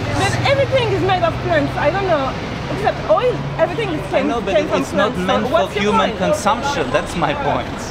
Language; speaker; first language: English; non-native, learner; French